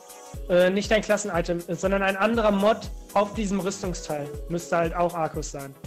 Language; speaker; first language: German; native; German